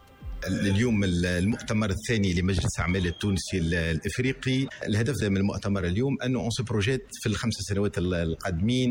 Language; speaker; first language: Arabic; native; Arabic